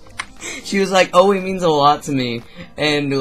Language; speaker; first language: English; native; English